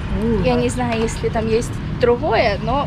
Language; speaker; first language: Russian; early bilingual, heritage; English